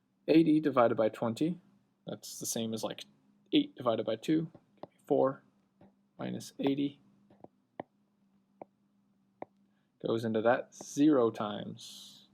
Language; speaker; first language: English; native; English